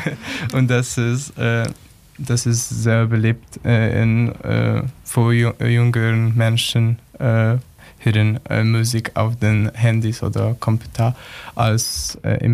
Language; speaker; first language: German; non-native, learner; Polish